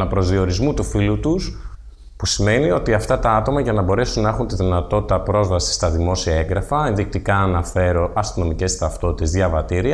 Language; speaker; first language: Greek; native; Greek